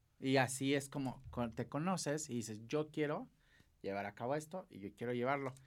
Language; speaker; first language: Spanish; native; Spanish